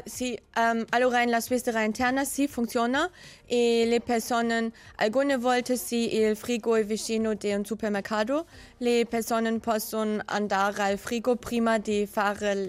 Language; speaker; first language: Italian; non-native, learner; German